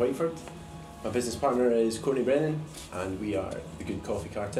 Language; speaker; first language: English; native; English